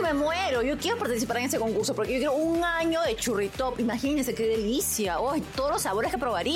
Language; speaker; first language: Spanish; native; Spanish